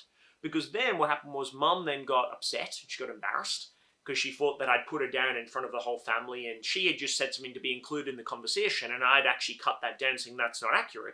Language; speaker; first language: English; native; English